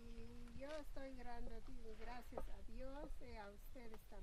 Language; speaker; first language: Spanish; non-native, local second language; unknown